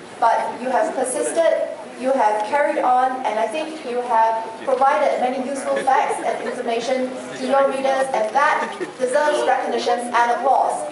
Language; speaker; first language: English; non-native, local second language; Chinese